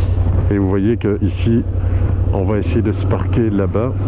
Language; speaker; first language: French; native; French